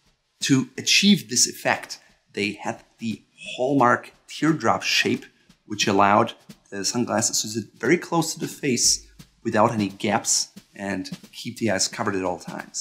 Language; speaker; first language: English; non-native, fluent; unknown